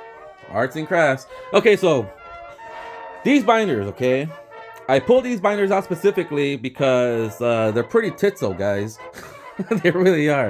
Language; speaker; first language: English; native; English